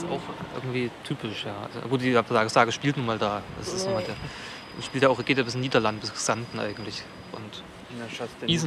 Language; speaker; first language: German; native; German